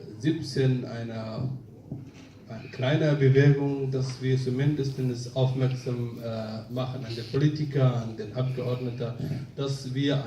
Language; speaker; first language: German; non-native, fluent; Somali